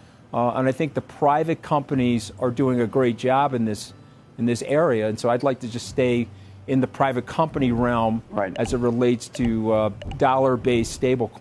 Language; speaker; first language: English; native; English